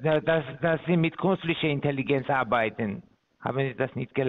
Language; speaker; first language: German; non-native, fluent; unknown